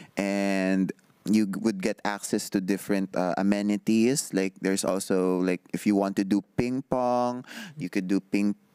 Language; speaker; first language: English; non-native, local second language; Filipino